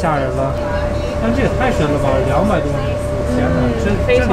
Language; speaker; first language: Chinese; native; Chinese